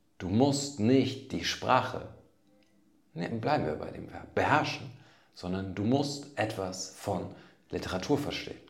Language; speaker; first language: German; native; German